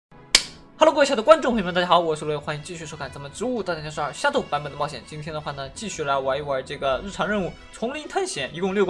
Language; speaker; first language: Chinese; native; Chinese